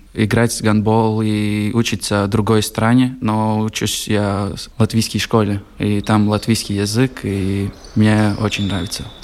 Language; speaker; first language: Russian; non-native, local second language; Latvian